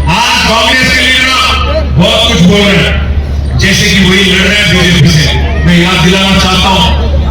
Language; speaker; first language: Urdu; non-native, local second language; Telugu